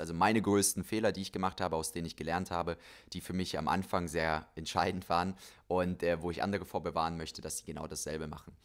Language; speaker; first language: German; native; German